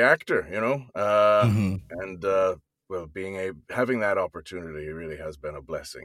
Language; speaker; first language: English; native; English